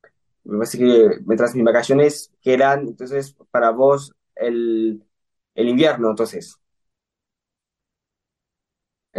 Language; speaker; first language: Spanish; early bilingual, heritage; Spanish